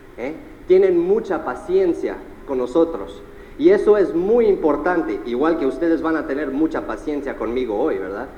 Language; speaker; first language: Spanish; early bilingual, heritage; Spanish